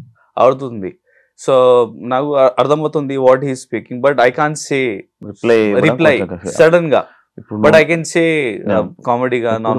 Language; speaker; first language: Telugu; non-native, learner; Hindi